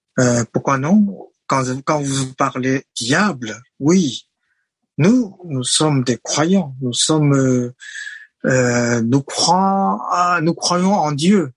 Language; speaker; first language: French; non-native, fluent; Chinese